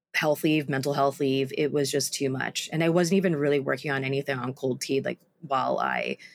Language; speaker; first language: English; native; English